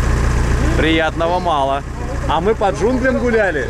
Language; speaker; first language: Russian; native; Russian